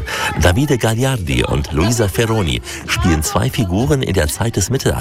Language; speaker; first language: German; native; German